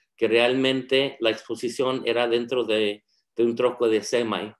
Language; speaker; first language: Spanish; early bilingual, heritage; Spanish